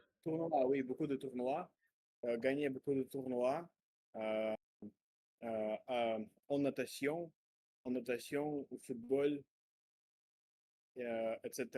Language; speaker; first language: French; non-native, learner; Russian